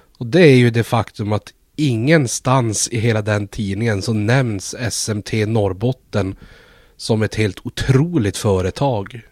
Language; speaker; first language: Swedish; native; Swedish